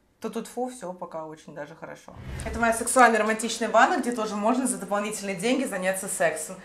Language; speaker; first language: Russian; native; Russian